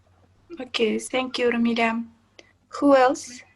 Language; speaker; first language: English; non-native, fluent; Kazakh